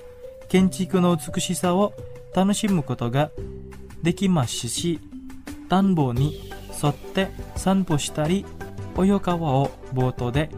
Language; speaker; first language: Japanese; non-native, fluent; Indonesian